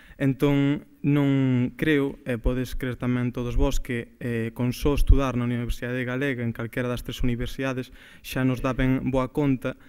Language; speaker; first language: Galician; native; Galician